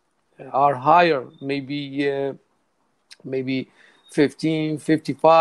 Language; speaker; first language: English; non-native, learner; Arabic